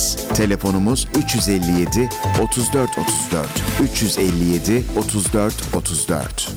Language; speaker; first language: Turkish; native; Turkish